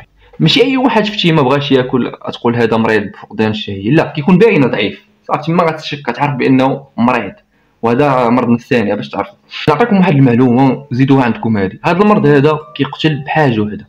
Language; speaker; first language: Arabic; native; Arabic